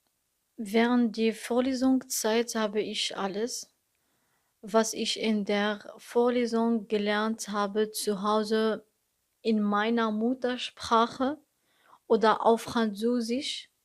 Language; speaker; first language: German; non-native, learner; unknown